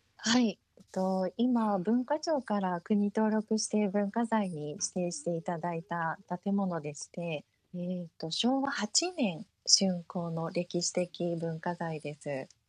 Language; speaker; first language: Japanese; early bilingual, heritage; Japanese